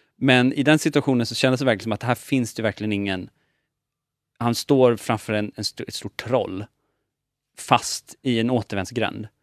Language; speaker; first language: Swedish; native; Swedish